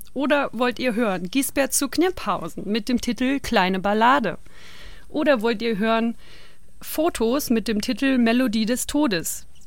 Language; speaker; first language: German; native; German